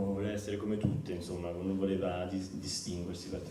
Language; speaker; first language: Italian; native; Italian